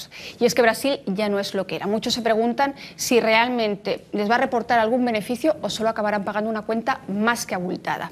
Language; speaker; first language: Spanish; native; Spanish